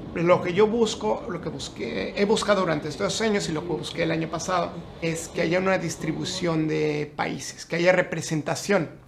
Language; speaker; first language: Spanish; native; Spanish